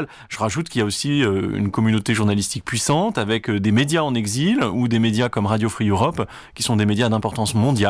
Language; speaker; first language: French; native; French